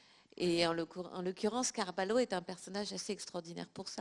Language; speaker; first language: French; native; French